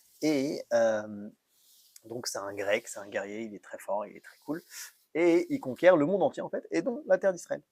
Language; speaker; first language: French; native; French